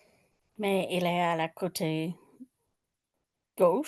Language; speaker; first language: French; non-native, local second language; English